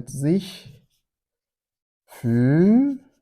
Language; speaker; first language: German; non-native, fluent; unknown